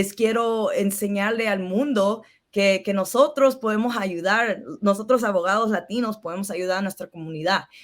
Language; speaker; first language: Spanish; early bilingual, heritage; Spanish